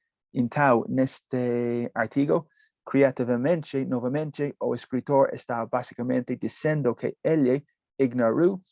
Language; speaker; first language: Portuguese; non-native, learner; English